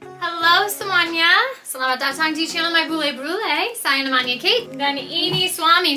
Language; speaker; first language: Indonesian; non-native, learner; English